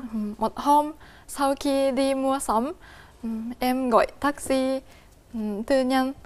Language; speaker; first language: Vietnamese; non-native, fluent; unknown